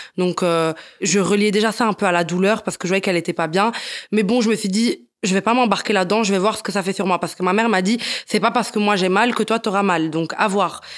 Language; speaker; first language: French; non-native, fluent; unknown